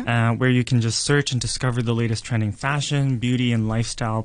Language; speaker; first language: English; native; English